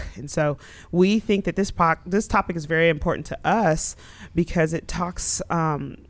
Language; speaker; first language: English; early bilingual, other home language; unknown